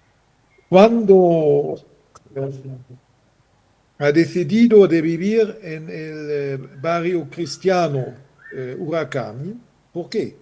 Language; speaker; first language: Spanish; non-native, fluent; German